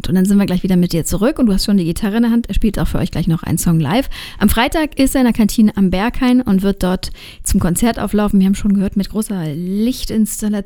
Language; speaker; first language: German; native; German